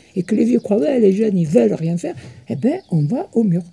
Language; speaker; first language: French; early bilingual, other home language; Italian